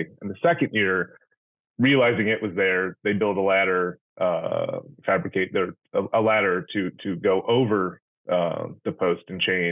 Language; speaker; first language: English; native; English